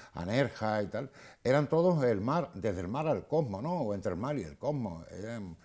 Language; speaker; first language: Spanish; native; Spanish